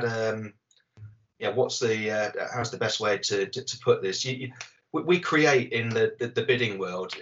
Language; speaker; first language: English; native; English